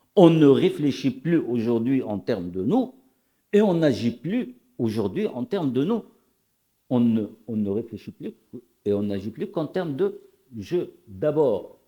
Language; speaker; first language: French; non-native, local second language; Arabic